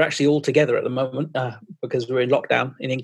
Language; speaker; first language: English; native; English